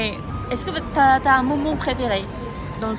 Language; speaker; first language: French; non-native, fluent; Japanese